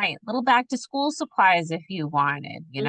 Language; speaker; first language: English; native; English